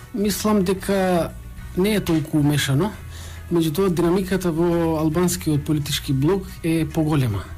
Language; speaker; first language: Macedonian; non-native, local second language; Albanian